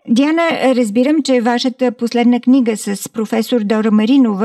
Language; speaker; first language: Bulgarian; native; Bulgarian